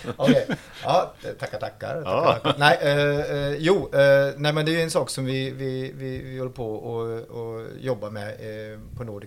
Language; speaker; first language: Swedish; non-native, fluent; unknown